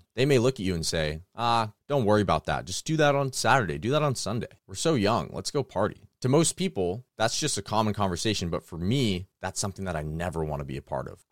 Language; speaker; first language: English; native; English